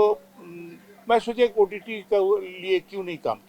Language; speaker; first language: Hindi; non-native, local second language; Bangla